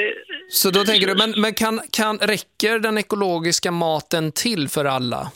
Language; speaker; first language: Swedish; native; Swedish